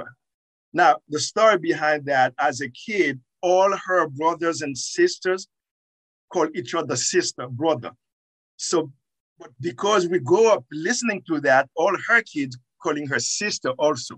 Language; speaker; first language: English; non-native, fluent; Haitian Creole